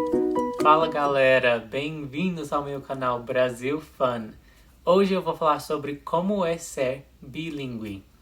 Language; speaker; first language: Portuguese; non-native, fluent; English